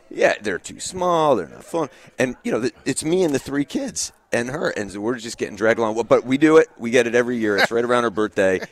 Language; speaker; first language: English; native; English